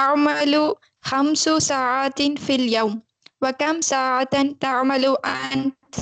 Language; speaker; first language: Arabic; non-native, learner; Tamil